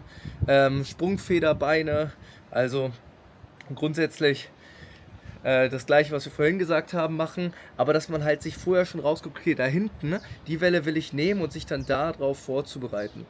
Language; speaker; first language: German; native; German